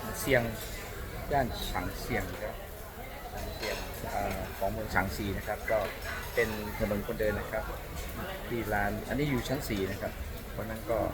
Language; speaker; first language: Thai; native; Thai